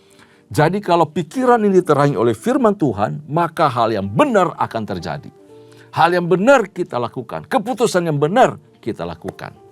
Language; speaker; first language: Indonesian; native; Indonesian